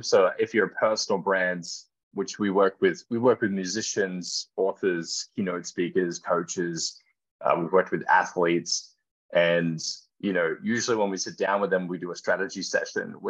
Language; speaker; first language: English; native; English